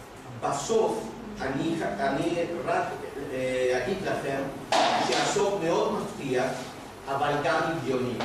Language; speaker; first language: Hebrew; non-native, fluent; Spanish